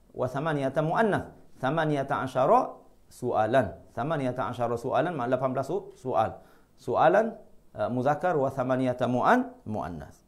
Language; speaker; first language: Arabic; non-native, fluent; Malay